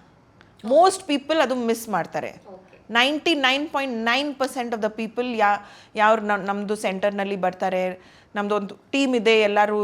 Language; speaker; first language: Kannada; non-native, local second language; Hindi